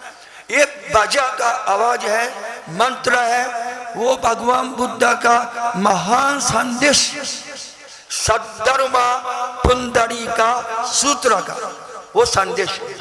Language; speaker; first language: Hindi; non-native, learner; Japanese